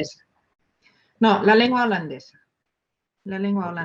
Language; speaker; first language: Spanish; non-native, fluent; Dutch